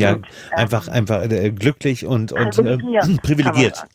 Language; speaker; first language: German; native; German